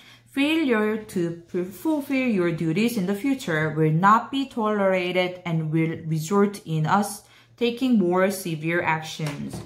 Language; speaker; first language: English; non-native, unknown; Korean